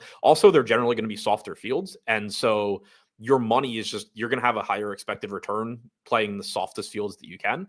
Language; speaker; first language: English; native; English